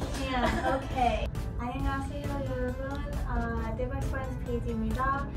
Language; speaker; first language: Korean; non-native, learner; English